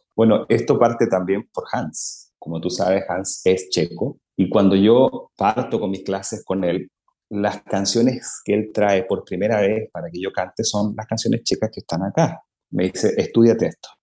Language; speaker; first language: Spanish; native; Spanish